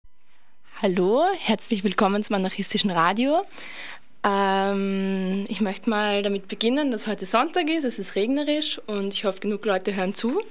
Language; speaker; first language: German; native; German